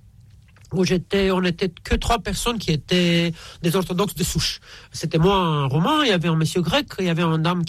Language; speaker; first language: French; non-native, fluent; Romanian